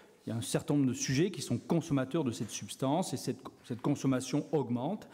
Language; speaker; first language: French; native; French